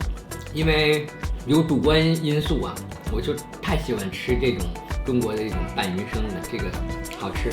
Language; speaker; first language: Chinese; native; Chinese